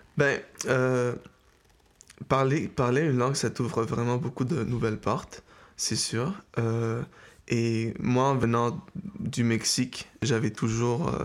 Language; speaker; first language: French; early bilingual, heritage; French